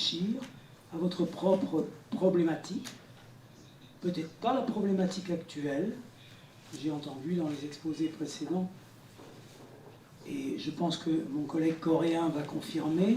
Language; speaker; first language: French; native; French